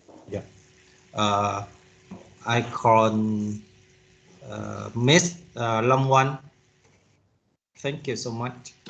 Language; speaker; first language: English; non-native, learner; Vietnamese